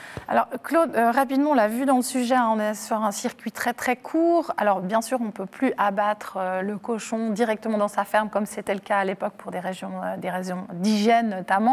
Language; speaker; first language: French; native; French